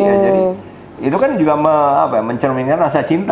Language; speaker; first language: Indonesian; native; Indonesian